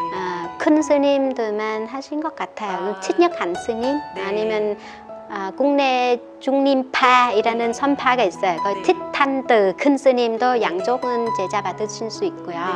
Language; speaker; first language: Korean; non-native, fluent; Vietnamese